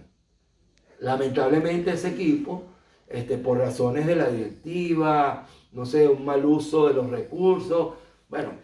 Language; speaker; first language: Spanish; native; Spanish